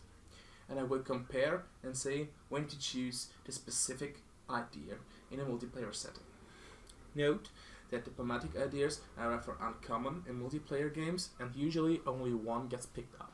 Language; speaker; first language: English; non-native, fluent; German